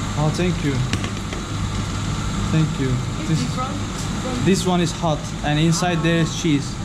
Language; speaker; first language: English; non-native, fluent; Turkish